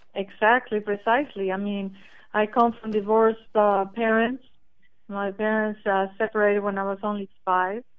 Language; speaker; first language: English; non-native, fluent; Spanish